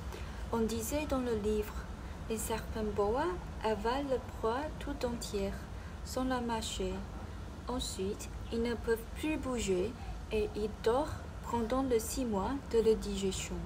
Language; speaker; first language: French; non-native, learner; Chinese